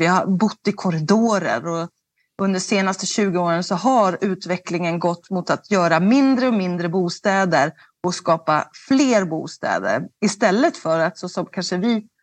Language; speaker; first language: Swedish; native; Swedish